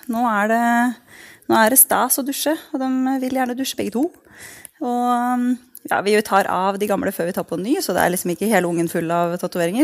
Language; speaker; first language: Norwegian; native; Norwegian